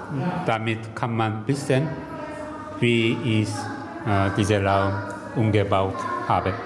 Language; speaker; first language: German; non-native, learner; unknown